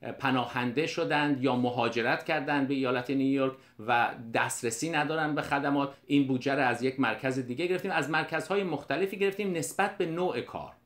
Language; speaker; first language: Persian; native; Persian